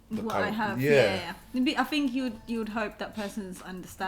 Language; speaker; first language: English; native; English